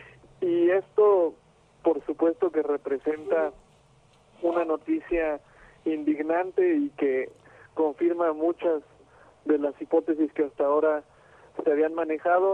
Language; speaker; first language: Spanish; native; Spanish